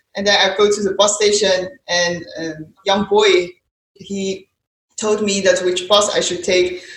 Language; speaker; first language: English; non-native, fluent; Chinese